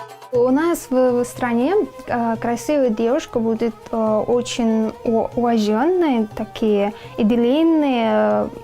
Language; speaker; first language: Russian; non-native, learner; Turkmen